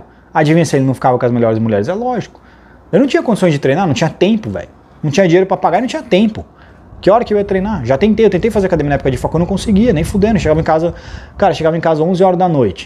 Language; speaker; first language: Portuguese; native; Portuguese